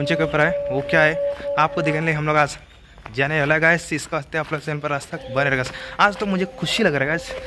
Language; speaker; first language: Hindi; non-native, local second language; Kannada